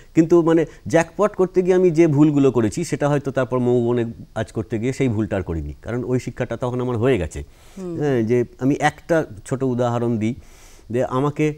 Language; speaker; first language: Bangla; native; Bangla